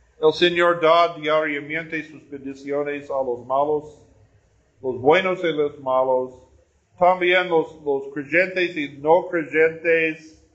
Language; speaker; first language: Spanish; non-native, learner; English